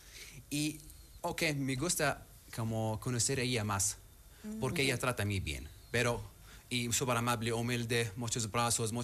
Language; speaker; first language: Spanish; non-native, learner; Arabic